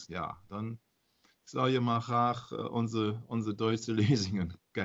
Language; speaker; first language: Dutch; non-native, learner; German